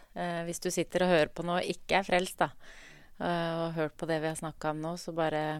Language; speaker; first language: Norwegian; native; Norwegian